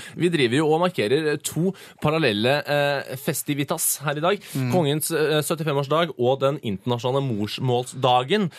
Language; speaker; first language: Norwegian; native; Norwegian